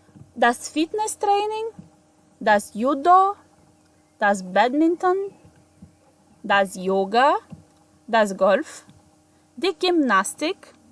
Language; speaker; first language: German; non-native, fluent; Portuguese